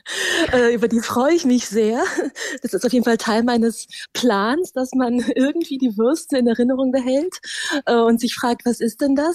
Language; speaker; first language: German; native; German